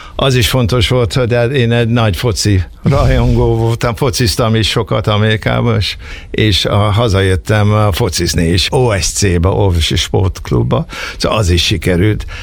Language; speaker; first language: Hungarian; early bilingual, heritage; Hungarian